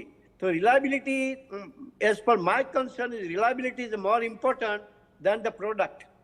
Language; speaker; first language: Hindi; non-native, local second language; Gujarati